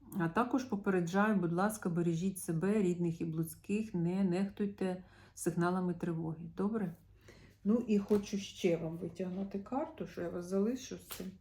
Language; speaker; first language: Ukrainian; non-native, local second language; Russian